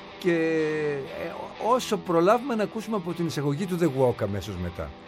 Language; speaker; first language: Greek; native; Greek